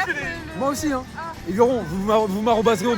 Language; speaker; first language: French; native; French